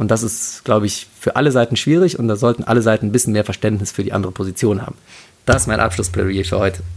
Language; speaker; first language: German; native; German